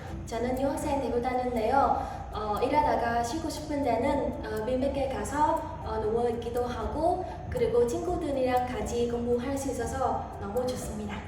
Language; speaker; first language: Korean; non-native, fluent; Vietnamese